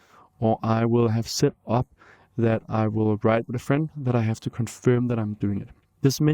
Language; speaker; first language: English; non-native, fluent; Danish